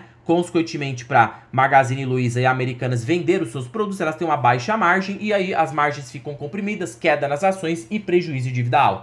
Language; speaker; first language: Portuguese; native; Portuguese